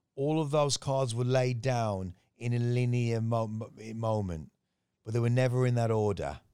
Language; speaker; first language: English; native; English